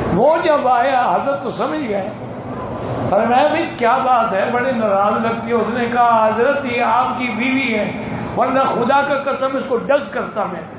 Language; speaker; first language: Urdu; early bilingual, heritage; Urdu